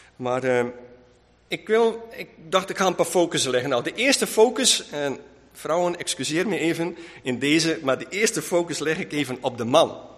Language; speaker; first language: Dutch; non-native, local second language; Western Frisian